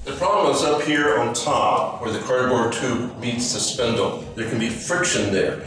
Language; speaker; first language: English; native; English